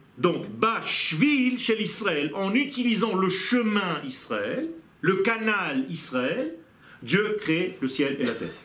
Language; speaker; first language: French; non-native, fluent; Hebrew